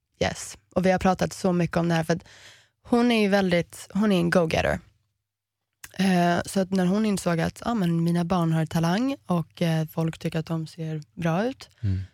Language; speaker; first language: Swedish; early bilingual, heritage; Swedish